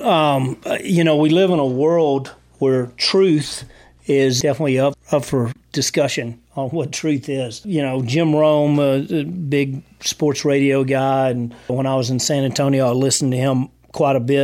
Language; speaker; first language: English; native; English